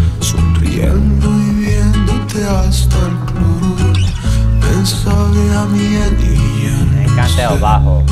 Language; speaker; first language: Spanish; non-native, learner; English